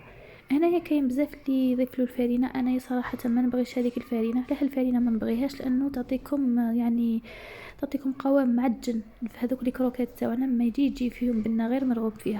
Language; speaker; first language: Arabic; native; Arabic